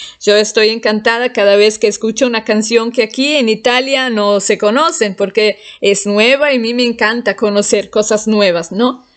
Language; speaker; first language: Spanish; non-native, fluent; Italian